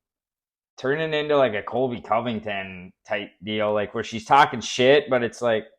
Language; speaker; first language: English; native; English